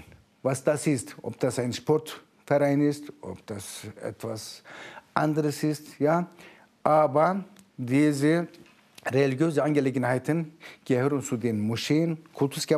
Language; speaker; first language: German; non-native, fluent; Turkish